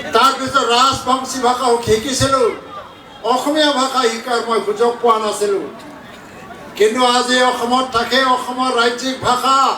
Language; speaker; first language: Assamese; non-native, local second language; Bodo